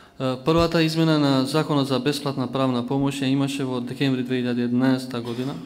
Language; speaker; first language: Macedonian; native; Macedonian